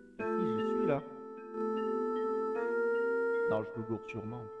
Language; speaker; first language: French; native; French